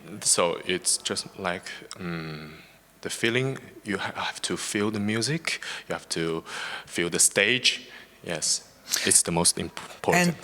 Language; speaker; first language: English; non-native, fluent; Chinese